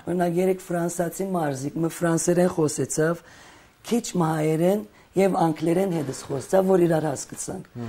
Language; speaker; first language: Armenian; early bilingual, heritage; Armenian